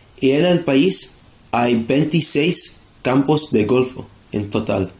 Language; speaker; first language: Spanish; non-native, fluent; English